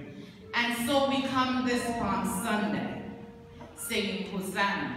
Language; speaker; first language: English; native; English